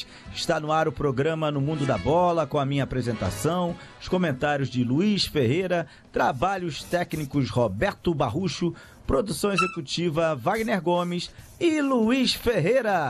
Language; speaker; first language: Portuguese; native; Portuguese